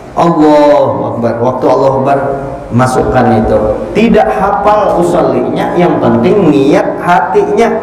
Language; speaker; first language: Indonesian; non-native, local second language; Banjar